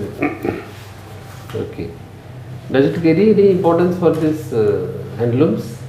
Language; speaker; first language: English; non-native, local second language; Odia